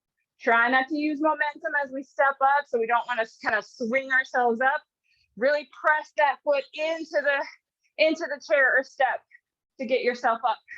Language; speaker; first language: English; native; English